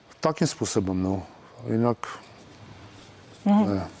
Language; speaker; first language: Czech; non-native, fluent; Armenian